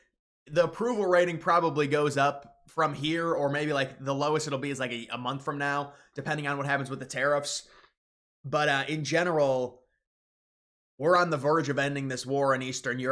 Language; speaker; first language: English; native; English